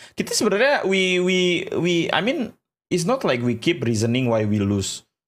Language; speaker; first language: English; non-native, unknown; Indonesian